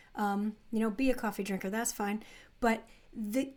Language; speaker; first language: English; native; English